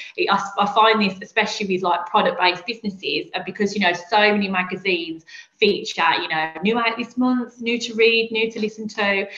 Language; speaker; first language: English; native; English